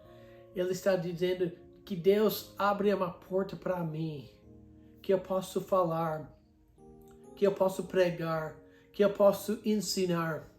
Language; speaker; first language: Portuguese; non-native, fluent; English